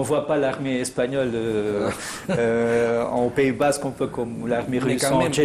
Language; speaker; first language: French; non-native, fluent; Portuguese